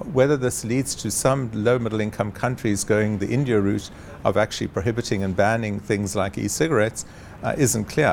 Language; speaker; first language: English; native; English